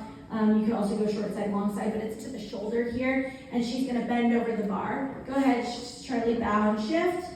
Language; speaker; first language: English; native; English